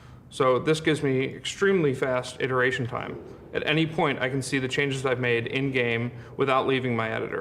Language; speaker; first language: English; native; English